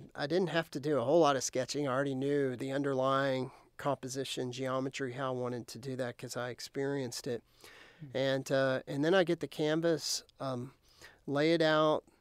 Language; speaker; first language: English; native; English